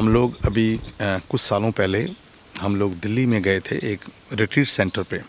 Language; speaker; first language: Hindi; non-native, fluent; English